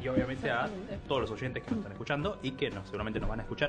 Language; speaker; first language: Spanish; native; Spanish